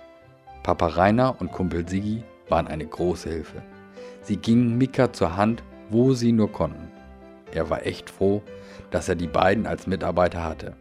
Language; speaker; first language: German; native; German